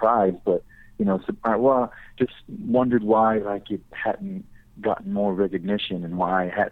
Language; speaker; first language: English; native; English